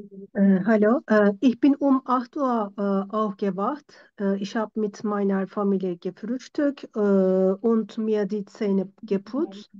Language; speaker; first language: German; non-native, learner; Turkish